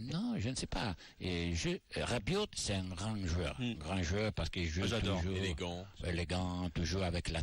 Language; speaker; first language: French; non-native, learner; Italian